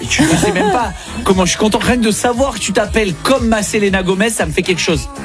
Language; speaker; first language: French; native; French